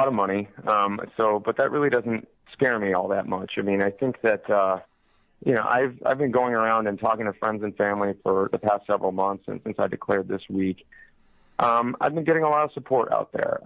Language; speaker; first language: English; native; English